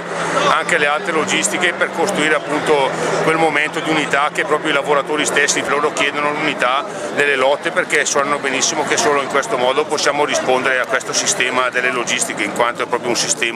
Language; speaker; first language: Italian; native; Italian